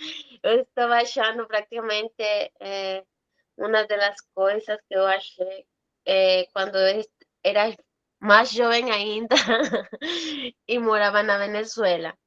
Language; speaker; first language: Portuguese; non-native, fluent; Spanish